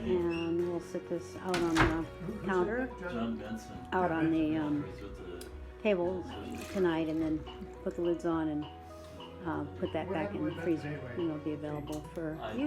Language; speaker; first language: English; native; English